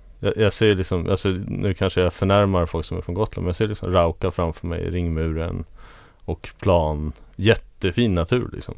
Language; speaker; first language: Swedish; native; Swedish